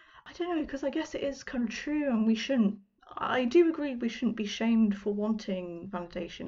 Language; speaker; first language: English; native; English